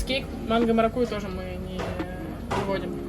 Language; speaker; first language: Russian; native; Russian